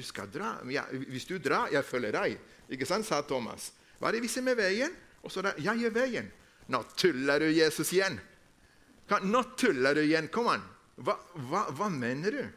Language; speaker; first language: Norwegian; non-native, fluent; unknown